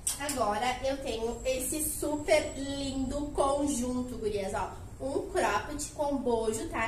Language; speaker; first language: Portuguese; native; Portuguese